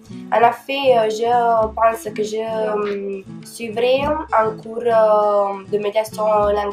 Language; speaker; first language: French; non-native, learner; Italian